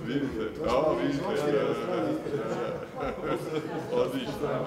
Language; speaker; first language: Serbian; non-native, fluent; English